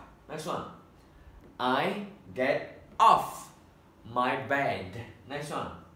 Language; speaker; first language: English; non-native, fluent; Vietnamese